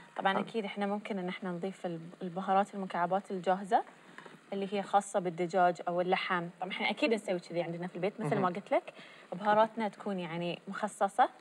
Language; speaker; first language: Arabic; native; Arabic